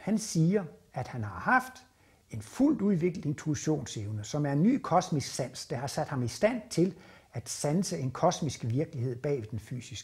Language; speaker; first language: Danish; native; Danish